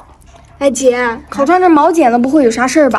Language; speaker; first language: Chinese; native; Chinese